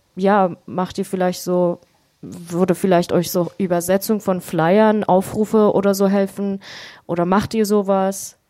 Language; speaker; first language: German; non-native, fluent; Persian